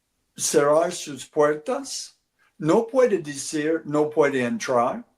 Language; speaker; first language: Spanish; non-native, learner; English